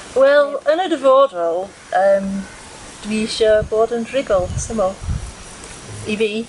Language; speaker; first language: Welsh; non-native, learner; English